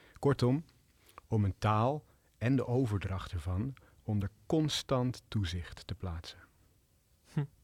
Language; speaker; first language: Dutch; native; Dutch